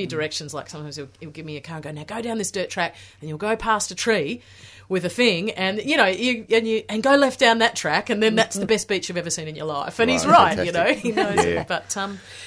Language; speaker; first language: English; native; English